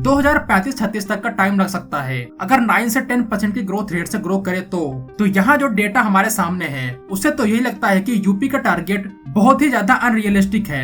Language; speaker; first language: Hindi; native; Hindi